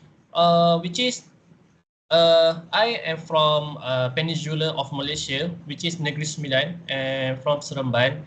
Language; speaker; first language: English; non-native, learner; Malay